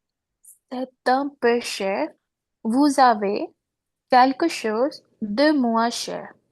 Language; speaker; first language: French; non-native, learner; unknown